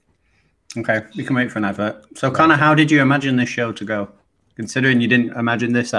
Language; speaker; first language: English; native; English